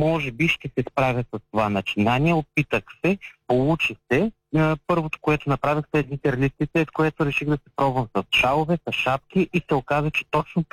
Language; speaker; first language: Bulgarian; native; Bulgarian